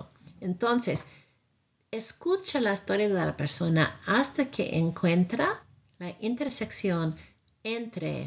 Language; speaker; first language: Spanish; non-native, fluent; English